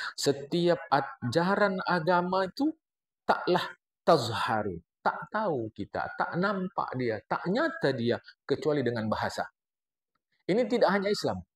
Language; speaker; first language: Indonesian; native; Indonesian